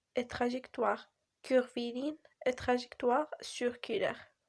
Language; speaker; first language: French; non-native, local second language; Arabic